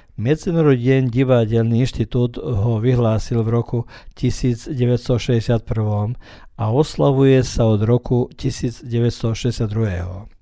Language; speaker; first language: Slovak; early bilingual, heritage; Slovak